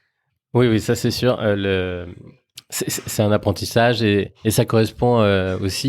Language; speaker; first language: French; native; French